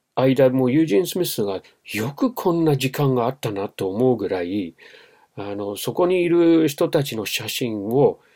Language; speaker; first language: Japanese; non-native, fluent; English